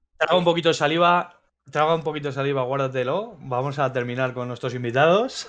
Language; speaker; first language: Spanish; native; Spanish